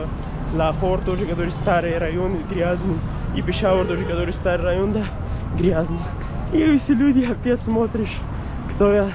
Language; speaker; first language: Russian; non-native, learner; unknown